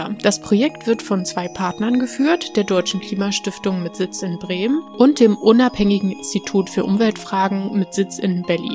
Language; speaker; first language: German; native; German